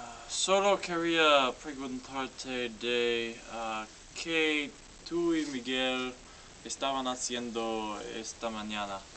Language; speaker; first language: Spanish; non-native, learner; English